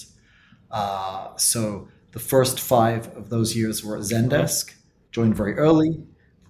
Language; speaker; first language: English; native; English